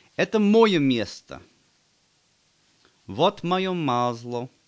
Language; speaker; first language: Russian; non-native, learner; English